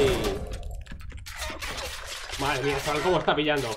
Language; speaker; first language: Spanish; native; Spanish